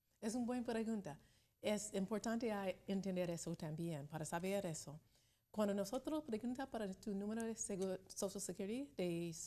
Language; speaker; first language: Spanish; non-native, learner; English